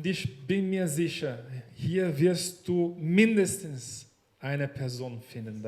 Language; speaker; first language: German; non-native, learner; Portuguese